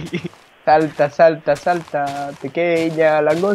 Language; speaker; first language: Spanish; non-native, local second language; Catalan